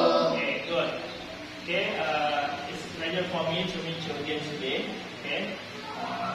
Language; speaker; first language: English; non-native, fluent; Indonesian